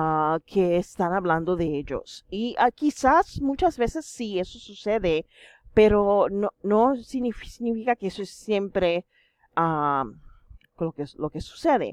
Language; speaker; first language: Spanish; non-native, fluent; English